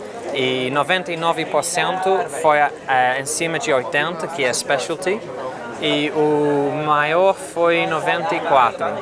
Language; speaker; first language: Portuguese; non-native, fluent; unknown